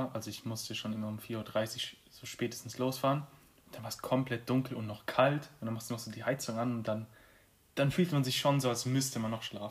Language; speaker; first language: German; native; German